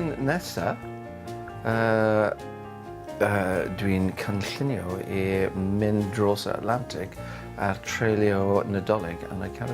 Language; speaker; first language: Welsh; non-native, learner; English